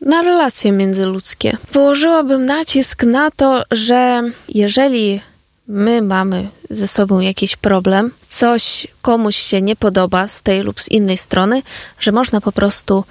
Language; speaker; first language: Polish; non-native, fluent; Ukrainian